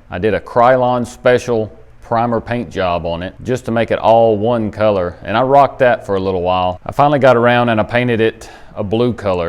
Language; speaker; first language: English; native; English